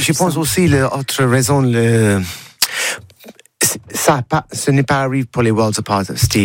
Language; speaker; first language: French; non-native, learner; English